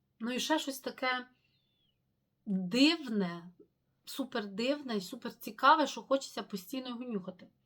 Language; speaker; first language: Ukrainian; non-native, local second language; Russian